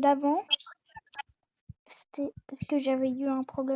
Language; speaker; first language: French; native; French